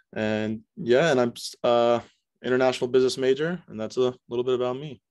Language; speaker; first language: English; native; English